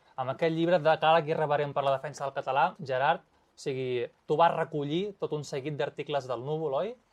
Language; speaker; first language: Catalan; native; Catalan